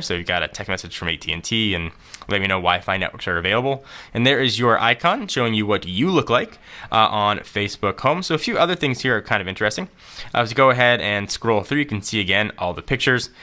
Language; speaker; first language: English; native; English